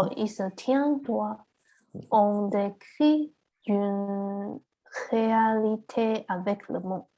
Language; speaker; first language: French; non-native, learner; Chinese